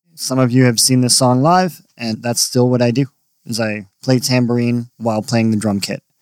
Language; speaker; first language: English; native; English